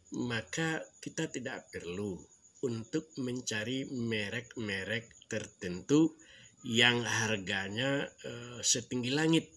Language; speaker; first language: Indonesian; non-native, local second language; Minangkabau